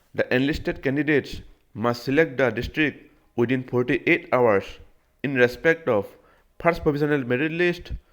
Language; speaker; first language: English; non-native, local second language; Assamese